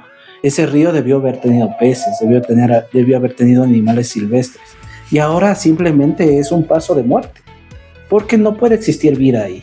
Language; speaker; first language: Spanish; native; Spanish